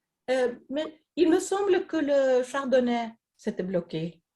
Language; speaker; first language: French; non-native, fluent; Swedish